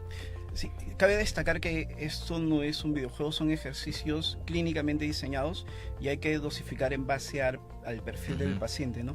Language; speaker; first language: Spanish; native; Spanish